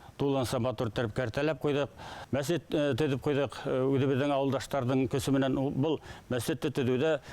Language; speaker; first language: Tatar; non-native, local second language; Bashkir